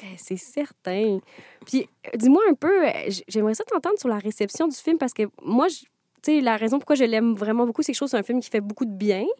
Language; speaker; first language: French; native; French